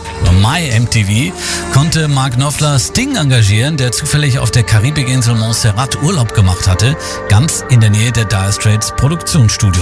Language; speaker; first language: German; native; German